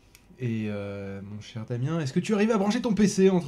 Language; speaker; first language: French; native; French